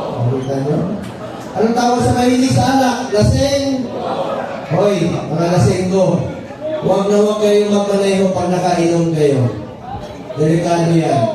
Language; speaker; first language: Filipino; non-native, local second language; Cebuano